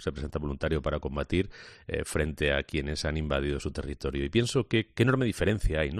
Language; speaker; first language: Spanish; native; Spanish